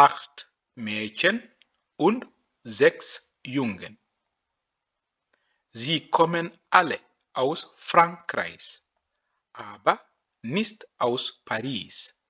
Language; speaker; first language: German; non-native, fluent; French